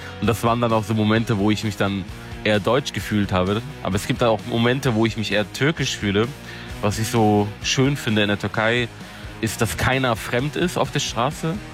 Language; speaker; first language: German; native; German